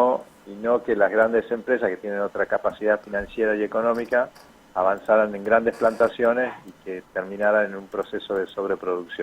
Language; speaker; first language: Spanish; native; Spanish